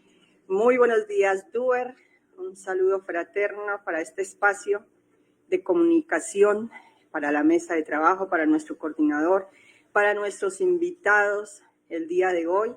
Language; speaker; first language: Spanish; native; Spanish